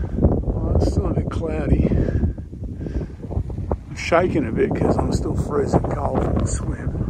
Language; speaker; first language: English; native; English